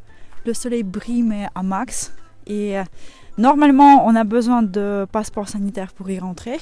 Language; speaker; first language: French; non-native, fluent; Russian